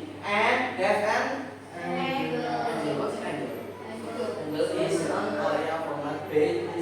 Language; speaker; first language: English; non-native, learner; Indonesian